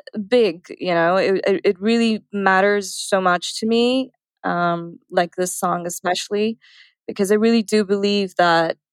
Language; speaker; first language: English; early bilingual, other home language; Arabic